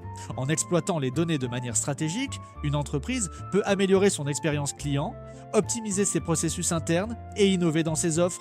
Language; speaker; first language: French; native; French